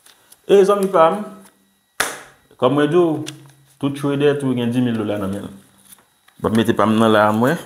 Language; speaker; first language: French; non-native, local second language; Haitian Creole